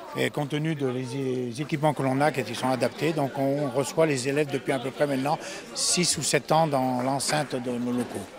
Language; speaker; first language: French; native; French